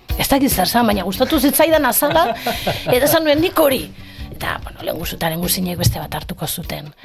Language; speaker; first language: Basque; non-native, local second language; Spanish